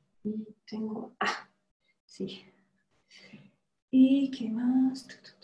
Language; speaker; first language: Spanish; non-native, fluent; French